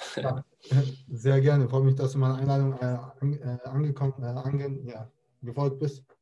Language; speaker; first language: German; native; German